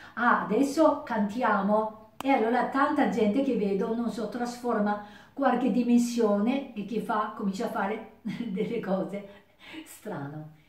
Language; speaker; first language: Italian; non-native, learner; Japanese